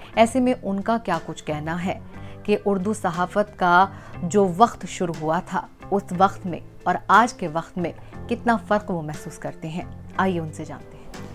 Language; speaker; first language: Urdu; native; Urdu